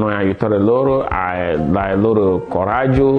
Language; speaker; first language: Italian; non-native, learner; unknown